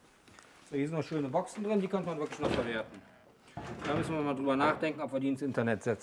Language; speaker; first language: German; native; German